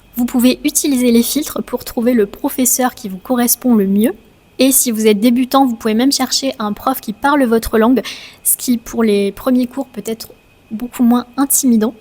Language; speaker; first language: French; native; French